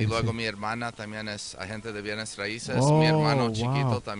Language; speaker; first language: Spanish; early bilingual, heritage; Spanish